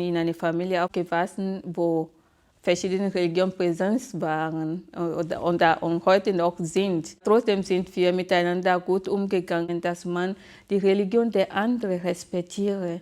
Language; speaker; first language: German; non-native, fluent; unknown